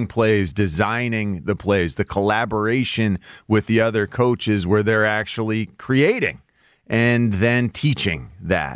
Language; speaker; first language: English; native; English